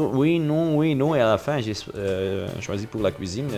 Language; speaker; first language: French; non-native, learner; Dutch